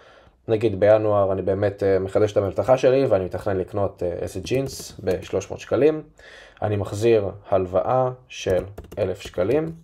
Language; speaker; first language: Hebrew; native; Hebrew